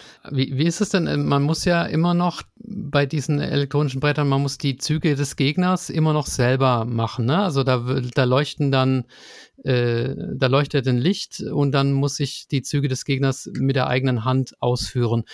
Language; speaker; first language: German; native; German